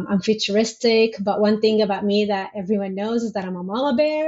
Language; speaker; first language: English; non-native, fluent; Arabic